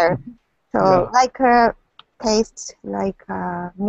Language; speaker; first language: English; non-native, learner; Japanese